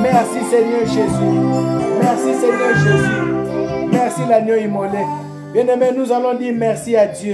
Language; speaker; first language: French; non-native, local second language; Lingala